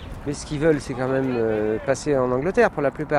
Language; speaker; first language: French; native; French